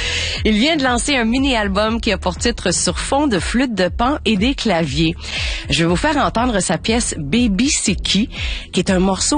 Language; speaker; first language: French; native; French